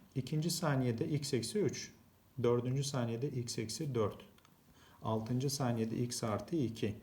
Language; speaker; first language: Turkish; native; Turkish